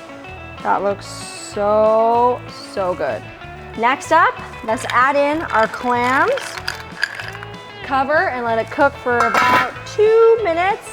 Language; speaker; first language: English; native; English